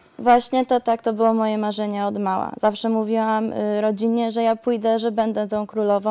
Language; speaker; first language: Polish; early bilingual, heritage; Polish